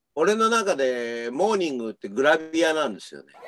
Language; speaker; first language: Japanese; native; Japanese